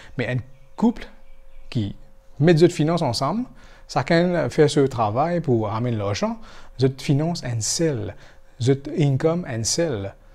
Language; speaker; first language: French; non-native, local second language; Morisyen